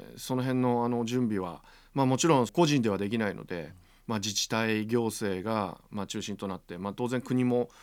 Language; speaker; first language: Japanese; native; Japanese